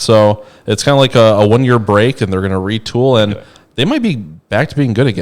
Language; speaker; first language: English; native; English